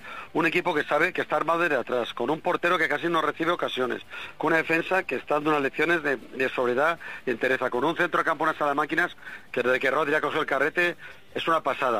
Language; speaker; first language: Spanish; native; Spanish